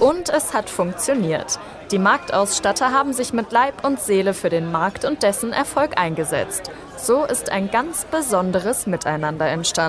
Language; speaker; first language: German; native; German